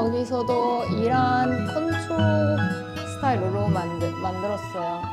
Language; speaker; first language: Korean; non-native, fluent; Persian